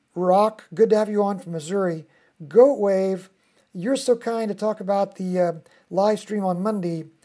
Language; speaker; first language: English; native; English